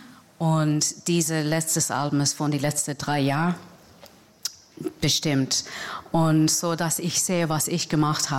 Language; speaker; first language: German; non-native, fluent; English